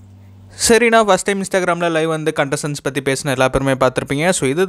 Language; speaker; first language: Tamil; native; Tamil